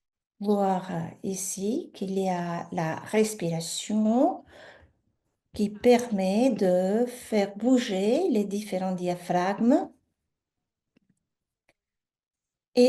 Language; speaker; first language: French; native; French